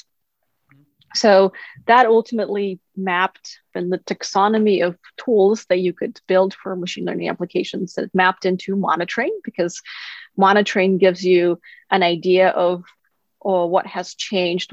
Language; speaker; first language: English; non-native, fluent; Kazakh